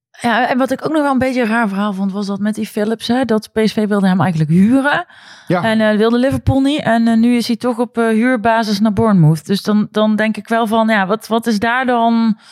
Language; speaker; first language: Dutch; native; Dutch